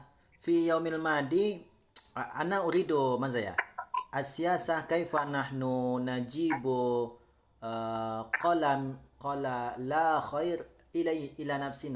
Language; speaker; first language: Arabic; non-native, learner; Indonesian